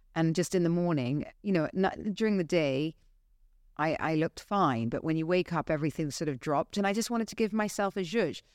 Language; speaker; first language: English; native; English